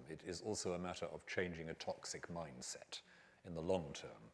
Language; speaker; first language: English; native; English